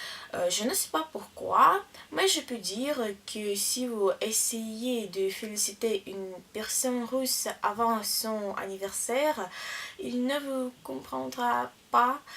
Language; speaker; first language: French; non-native, learner; Russian